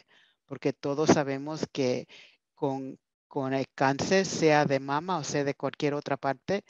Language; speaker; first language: Spanish; early bilingual, heritage; Spanish